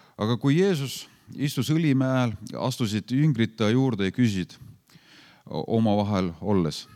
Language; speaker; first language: Estonian; non-native, fluent; Lithuanian